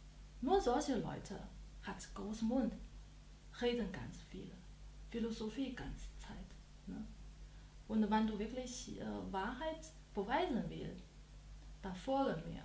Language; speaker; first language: German; non-native, learner; Chinese